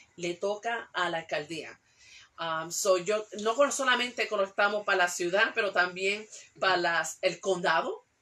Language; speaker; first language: Spanish; early bilingual, heritage; Spanish